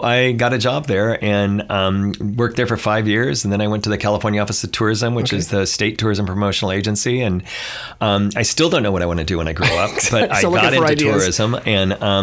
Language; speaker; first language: English; native; English